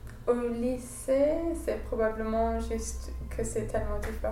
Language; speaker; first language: French; non-native, fluent; English